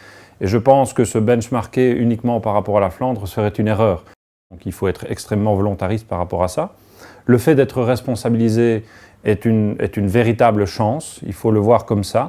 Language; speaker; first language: French; native; French